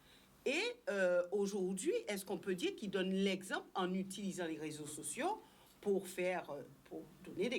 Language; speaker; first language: French; native; French